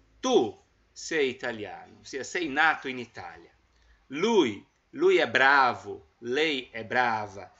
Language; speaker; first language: Italian; non-native, fluent; Portuguese